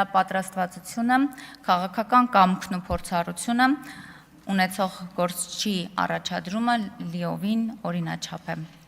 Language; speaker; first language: Armenian; native; Armenian